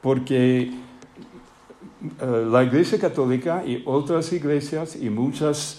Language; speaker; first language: Spanish; non-native, fluent; English